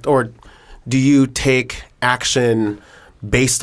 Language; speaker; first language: English; native; English